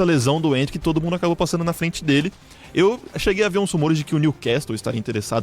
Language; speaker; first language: Portuguese; native; Portuguese